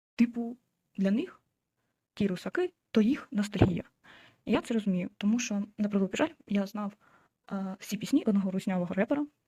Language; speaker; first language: Ukrainian; non-native, local second language; Russian